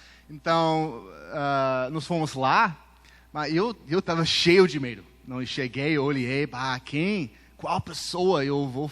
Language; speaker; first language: Portuguese; early bilingual, heritage; Portuguese